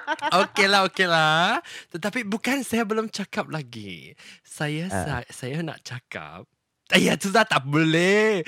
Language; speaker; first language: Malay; non-native, local second language; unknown